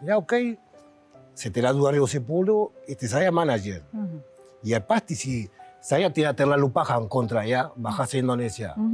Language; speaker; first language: Indonesian; non-native, learner; Spanish